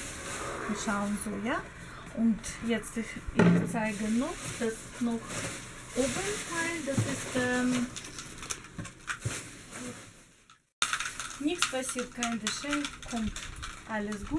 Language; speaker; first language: German; non-native, learner; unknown